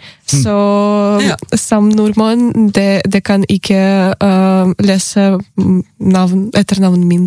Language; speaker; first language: Norwegian; non-native, learner; Ukrainian